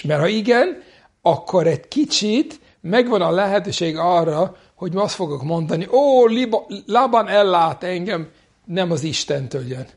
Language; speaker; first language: Hungarian; non-native, fluent; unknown